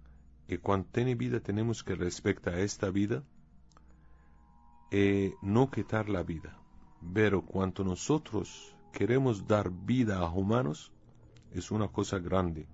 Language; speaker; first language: Spanish; non-native, learner; Arabic